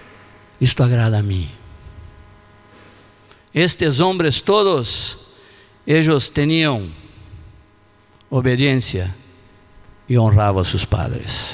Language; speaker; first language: Spanish; non-native, learner; Portuguese